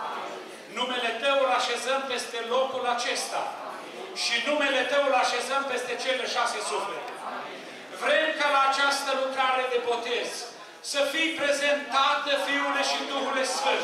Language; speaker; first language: Romanian; native; Romanian